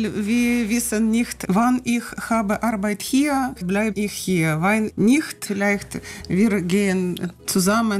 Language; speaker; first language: German; non-native, learner; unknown